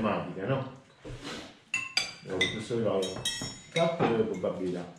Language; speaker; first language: Italian; native; Italian